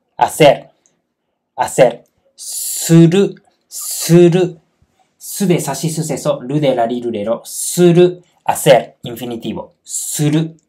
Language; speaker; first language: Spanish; non-native, fluent; Japanese